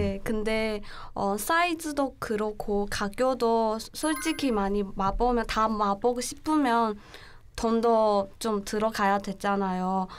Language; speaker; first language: Korean; non-native, learner; Chinese